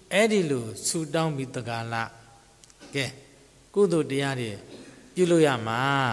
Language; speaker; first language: Burmese; native; Burmese